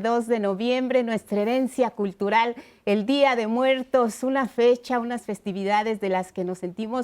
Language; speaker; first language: Spanish; native; Spanish